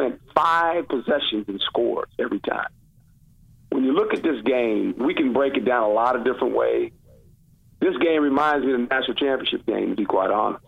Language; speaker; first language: English; native; English